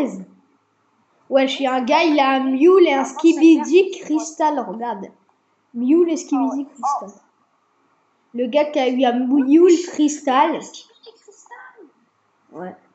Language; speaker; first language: French; native; French